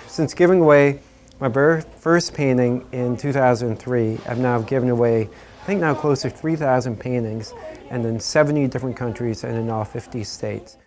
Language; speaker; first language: English; native; English